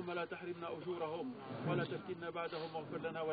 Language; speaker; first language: Arabic; native; Arabic